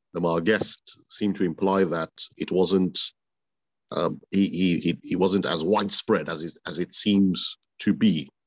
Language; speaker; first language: English; non-native, local second language; Bini